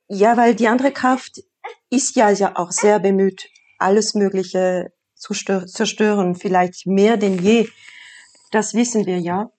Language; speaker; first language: German; non-native, fluent; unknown